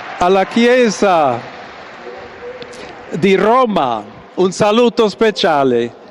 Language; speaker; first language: Italian; non-native, fluent; English